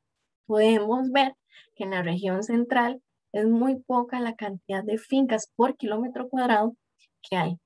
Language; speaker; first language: Spanish; native; Spanish